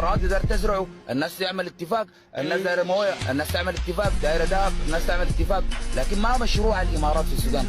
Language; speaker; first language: Arabic; native; Arabic